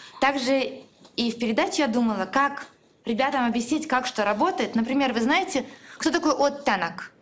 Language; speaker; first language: Russian; native; Russian